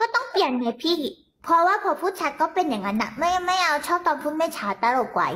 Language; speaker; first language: Thai; early bilingual, other home language; Korean